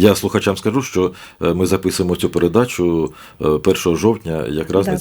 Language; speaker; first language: Ukrainian; native; Ukrainian